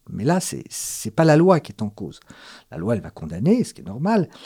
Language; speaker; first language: French; native; French